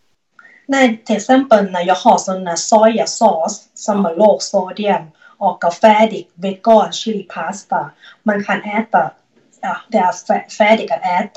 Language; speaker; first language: Swedish; non-native, learner; Thai